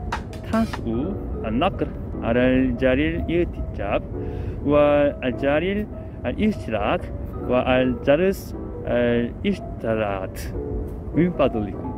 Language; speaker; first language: Arabic; non-native, learner; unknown